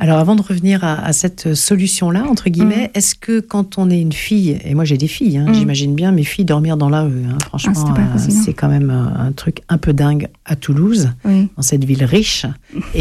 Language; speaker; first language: French; native; French